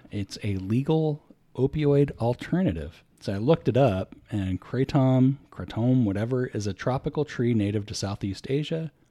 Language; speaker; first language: English; native; English